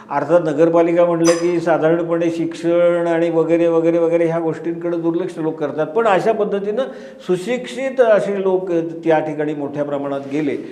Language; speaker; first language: Marathi; native; Marathi